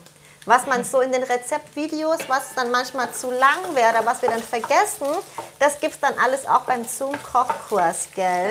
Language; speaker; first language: German; native; German